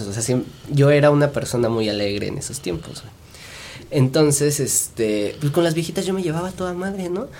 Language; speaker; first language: Spanish; native; Spanish